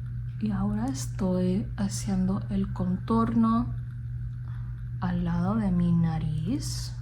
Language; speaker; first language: Spanish; non-native, fluent; English